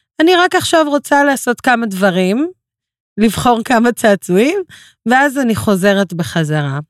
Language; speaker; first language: Hebrew; non-native, local second language; Arabic